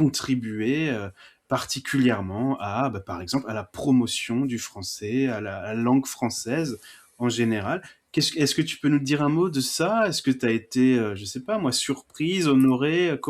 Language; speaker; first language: French; native; French